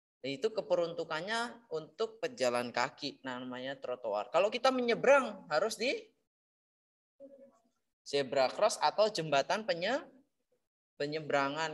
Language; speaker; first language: Indonesian; native; Indonesian